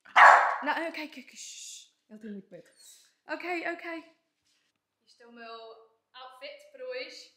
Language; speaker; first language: Portuguese; early bilingual, heritage; Portuguese